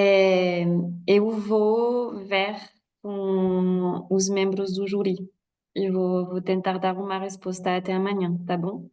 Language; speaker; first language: Portuguese; non-native, fluent; French